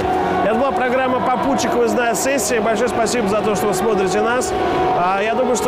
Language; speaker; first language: Russian; native; Russian